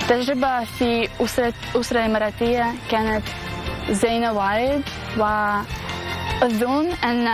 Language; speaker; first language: Arabic; non-native, learner; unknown